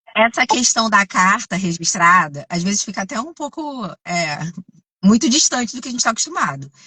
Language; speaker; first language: Portuguese; native; Portuguese